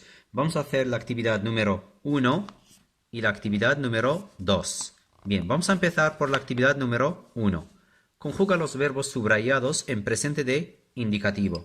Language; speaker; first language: Spanish; non-native, fluent; Arabic